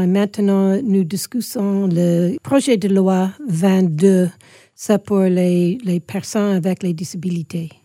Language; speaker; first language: French; non-native, fluent; English